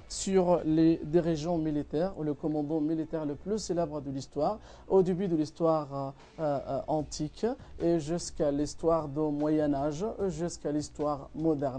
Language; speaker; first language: French; non-native, fluent; Arabic